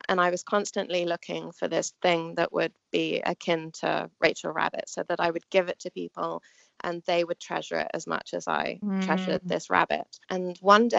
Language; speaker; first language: English; native; English